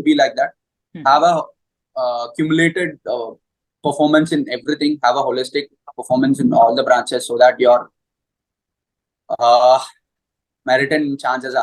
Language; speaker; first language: English; non-native, local second language; Hindi